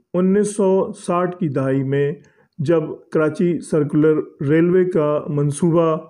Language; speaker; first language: Urdu; native; Urdu